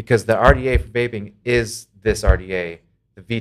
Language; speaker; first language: English; native; English